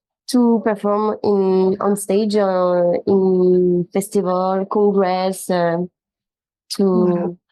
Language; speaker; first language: English; non-native, learner; French